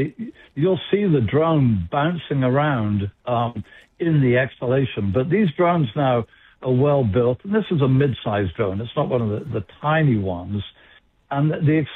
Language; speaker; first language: English; native; English